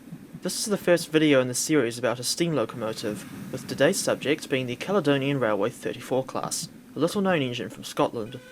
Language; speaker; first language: English; native; English